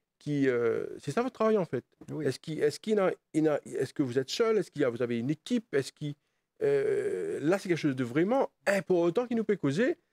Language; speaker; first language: French; non-native, local second language; Morisyen